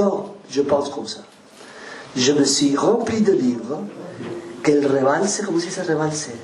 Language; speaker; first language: French; non-native, learner; Spanish